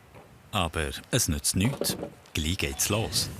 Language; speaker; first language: German; native; German